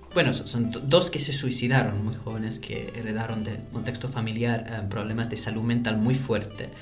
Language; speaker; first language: Spanish; non-native, fluent; English